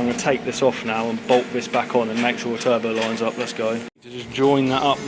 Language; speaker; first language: English; native; English